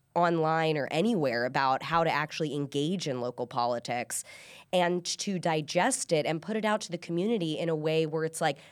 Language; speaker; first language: English; early bilingual, other home language; Persian